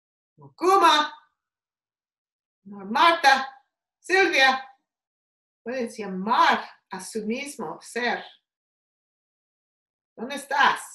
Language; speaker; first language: Spanish; non-native, learner; English